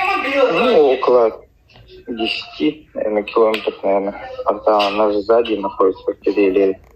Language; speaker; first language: Russian; native; Russian